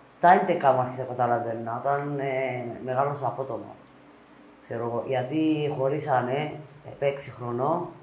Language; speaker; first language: Greek; native; Greek